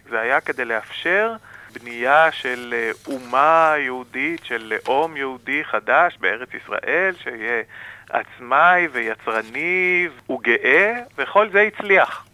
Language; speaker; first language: Hebrew; native; Hebrew